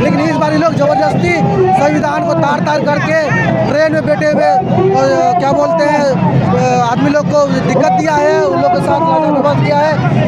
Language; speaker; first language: Hindi; native; Hindi